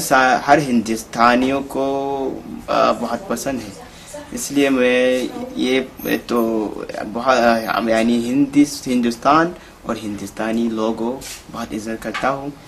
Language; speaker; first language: Hindi; non-native, fluent; Hausa